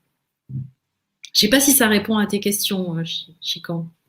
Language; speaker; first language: French; native; French